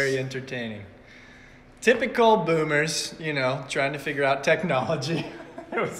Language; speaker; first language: English; native; English